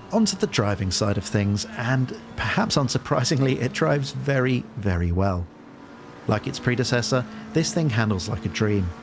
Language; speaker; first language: English; native; English